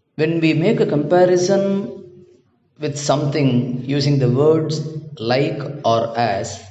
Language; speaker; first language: English; non-native, local second language; Tamil